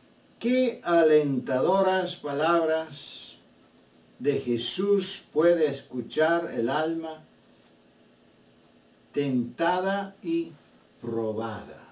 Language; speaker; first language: Spanish; non-native, fluent; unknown